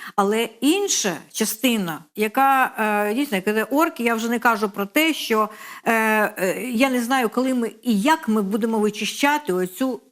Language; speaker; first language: Ukrainian; non-native, local second language; Russian